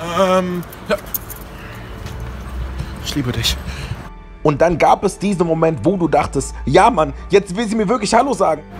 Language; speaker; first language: German; native; German